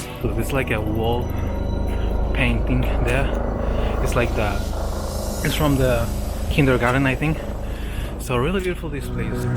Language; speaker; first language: English; non-native, fluent; Spanish